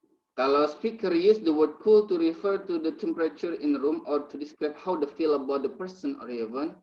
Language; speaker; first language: English; non-native, learner; Indonesian